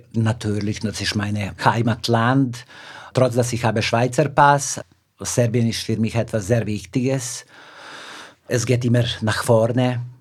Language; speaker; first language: German; non-native, fluent; Serbian